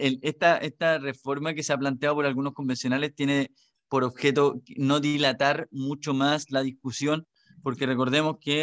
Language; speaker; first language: Spanish; native; Spanish